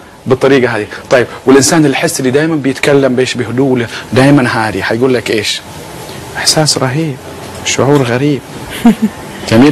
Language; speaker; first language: Arabic; native; Arabic